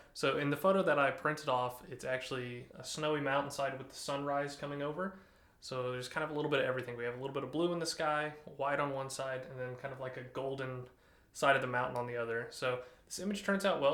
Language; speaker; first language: English; native; English